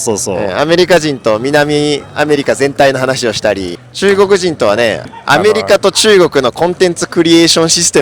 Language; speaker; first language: Japanese; native; Japanese